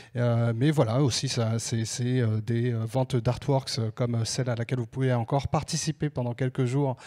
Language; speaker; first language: French; native; French